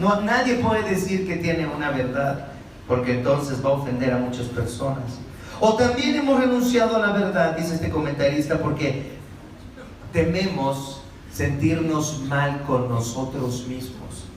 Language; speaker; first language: Spanish; native; Spanish